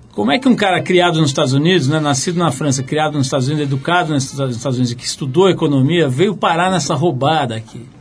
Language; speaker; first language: Portuguese; native; Portuguese